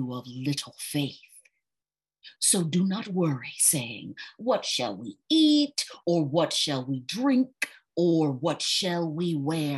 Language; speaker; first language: English; native; English